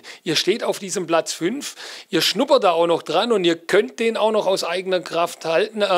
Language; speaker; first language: German; native; German